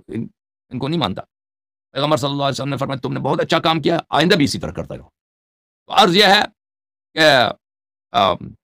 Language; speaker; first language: Urdu; native; Urdu